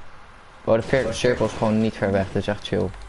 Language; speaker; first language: Dutch; native; Dutch